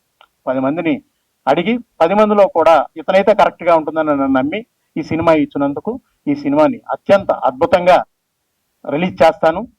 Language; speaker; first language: Telugu; native; Telugu